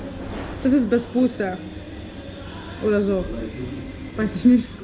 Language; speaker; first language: German; early bilingual, other home language; Arabic